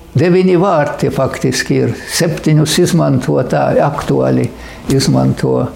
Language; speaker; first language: Latvian; native; Latvian